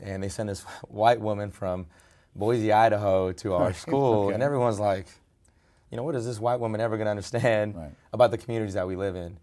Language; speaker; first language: English; early bilingual, other home language; Spanish